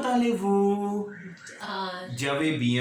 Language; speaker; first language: French; non-native, learner; Hindi